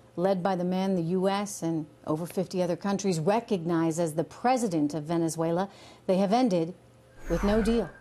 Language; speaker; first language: English; native; English